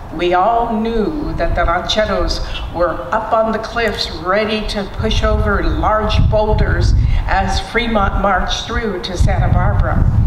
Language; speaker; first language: English; native; English